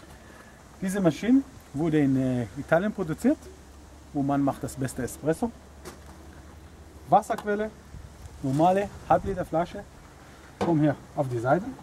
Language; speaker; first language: German; non-native, learner; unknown